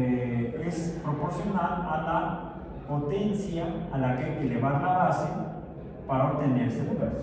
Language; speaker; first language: Spanish; native; Spanish